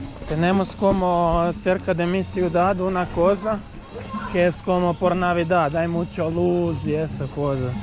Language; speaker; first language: Spanish; non-native, learner; Croatian